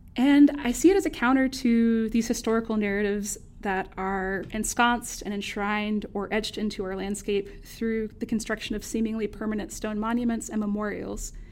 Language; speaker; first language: English; native; English